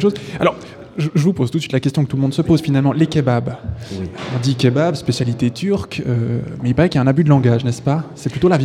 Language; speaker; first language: French; native; French